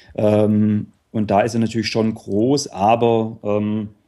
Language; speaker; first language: German; native; German